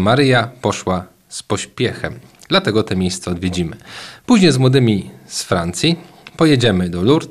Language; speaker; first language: Polish; native; Polish